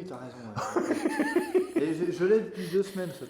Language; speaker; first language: French; native; French